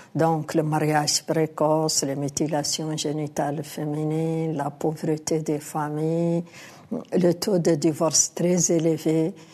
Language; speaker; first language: French; non-native, local second language; Arabic